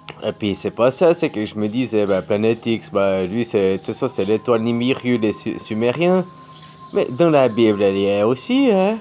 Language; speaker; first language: French; native; French